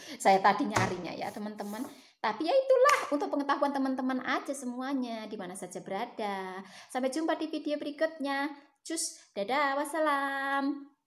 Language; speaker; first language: Indonesian; native; Indonesian